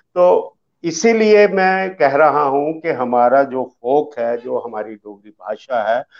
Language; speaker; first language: Hindi; early bilingual, other home language; Dogri